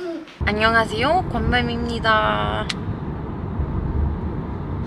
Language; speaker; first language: Korean; non-native, fluent; German